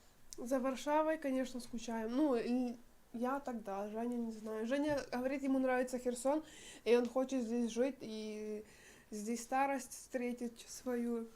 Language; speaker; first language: Russian; native; Russian